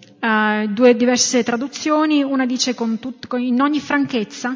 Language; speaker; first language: Italian; native; Italian